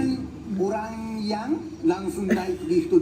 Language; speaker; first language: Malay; non-native, fluent; Japanese